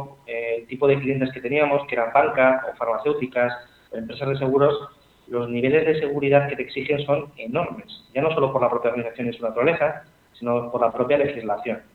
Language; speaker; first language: Spanish; native; Spanish